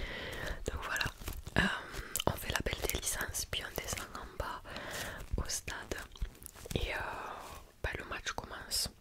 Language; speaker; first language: French; native; French